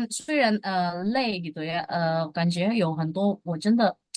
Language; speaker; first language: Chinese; non-native, fluent; Indonesian